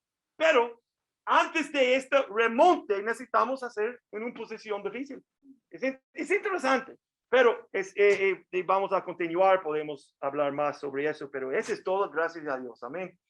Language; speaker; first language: Spanish; non-native, fluent; English